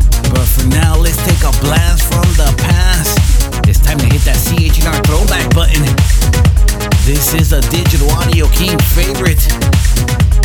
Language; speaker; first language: English; native; English